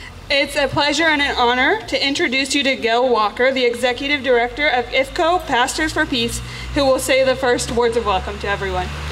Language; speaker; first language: English; native; English